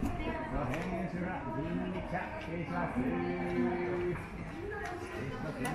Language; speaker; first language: English; non-native, learner; Japanese